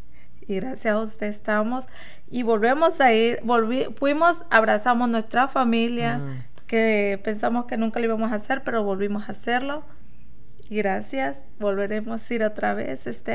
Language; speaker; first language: Spanish; native; Spanish